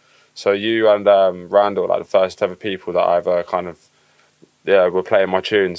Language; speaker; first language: English; native; English